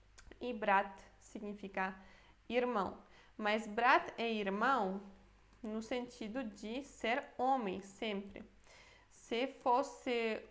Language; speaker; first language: Portuguese; non-native, fluent; Polish